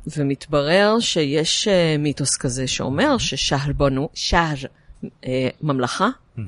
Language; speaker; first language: Hebrew; native; Hebrew